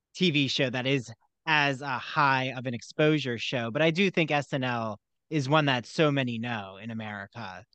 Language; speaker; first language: English; native; English